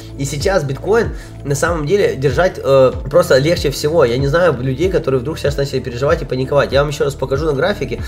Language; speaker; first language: Russian; native; Russian